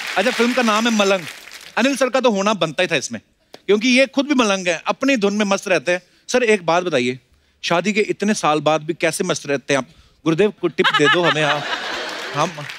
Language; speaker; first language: Hindi; native; Hindi